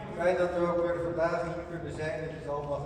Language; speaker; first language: Dutch; non-native, fluent; Indonesian